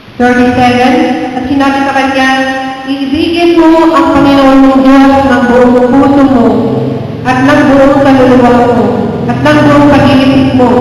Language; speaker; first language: Filipino; non-native, local second language; Cebuano